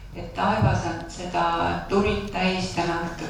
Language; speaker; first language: Finnish; non-native, learner; Estonian